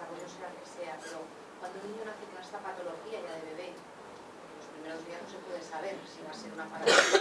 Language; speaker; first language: Spanish; native; Spanish